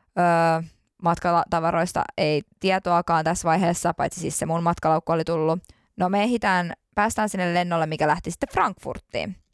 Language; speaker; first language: Finnish; native; Finnish